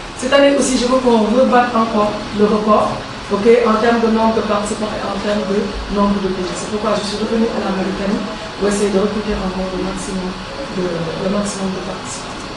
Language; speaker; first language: French; non-native, local second language; Wolof